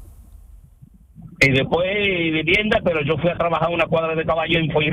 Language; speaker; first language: Spanish; early bilingual, other home language; Arabic